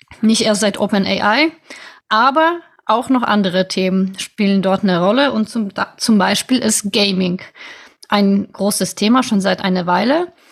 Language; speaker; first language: German; non-native, fluent; Polish